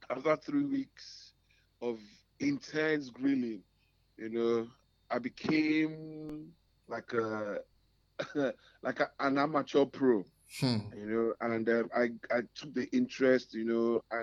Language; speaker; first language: English; non-native, local second language; Yoruba